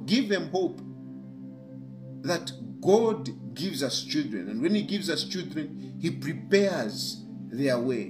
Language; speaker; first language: English; non-native, local second language; Bemba